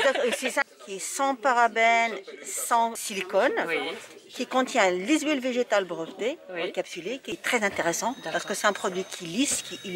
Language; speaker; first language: French; native; French